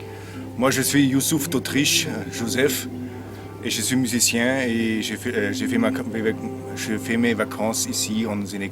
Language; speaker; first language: French; non-native, learner; German